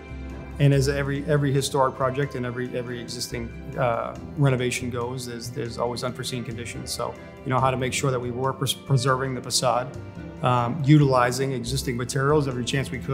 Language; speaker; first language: English; native; English